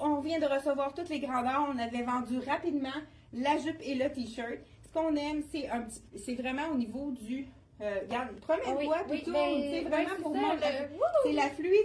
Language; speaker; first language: French; native; French